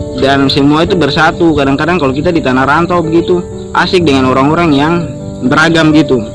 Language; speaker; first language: Indonesian; native; Indonesian